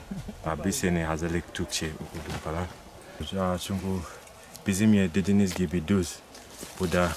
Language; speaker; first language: Turkish; non-native, learner; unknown